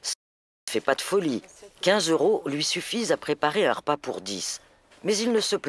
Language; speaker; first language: French; native; French